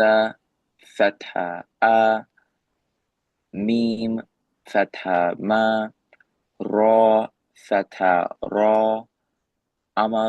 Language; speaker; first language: Arabic; non-native, learner; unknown